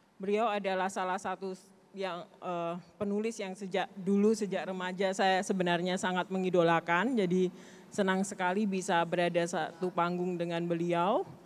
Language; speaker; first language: Indonesian; native; Indonesian